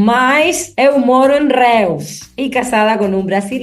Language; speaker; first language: Portuguese; non-native, learner; Spanish